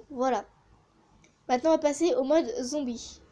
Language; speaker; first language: French; native; French